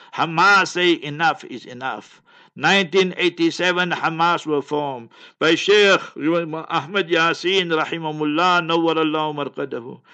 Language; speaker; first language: English; native; English